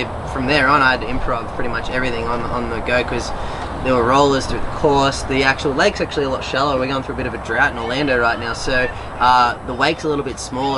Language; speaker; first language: English; native; English